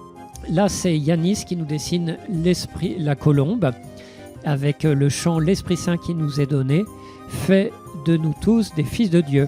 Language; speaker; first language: French; native; French